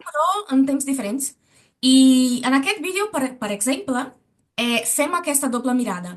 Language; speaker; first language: Catalan; non-native, learner; Portuguese